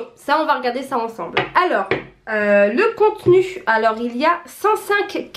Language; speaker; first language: French; native; French